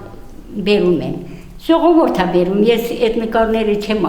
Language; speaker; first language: Armenian; non-native, local second language; Assyrian Neo-Aramaic